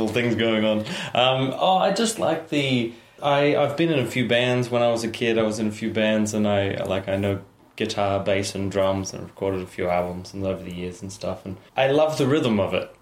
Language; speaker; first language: English; native; English